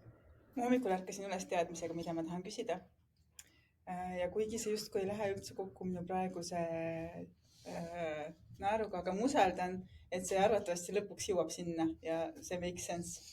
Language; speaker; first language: Estonian; native; Estonian